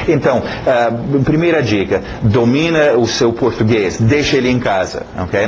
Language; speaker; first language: Portuguese; native; Portuguese